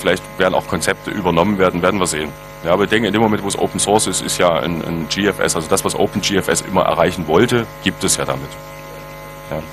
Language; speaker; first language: German; native; German